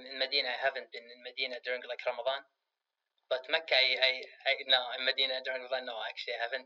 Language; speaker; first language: English; non-native, fluent; Arabic